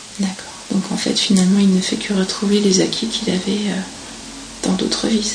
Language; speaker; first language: French; native; French